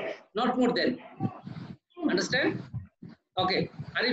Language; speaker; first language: English; non-native, learner; Bangla